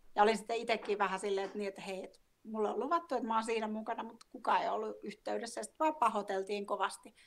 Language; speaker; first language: Finnish; native; Finnish